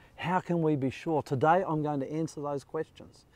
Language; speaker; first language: English; native; English